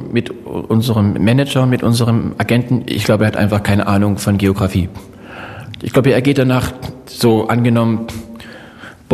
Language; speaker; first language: German; native; German